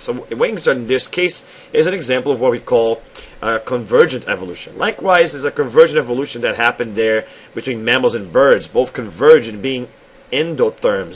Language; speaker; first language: English; non-native, fluent; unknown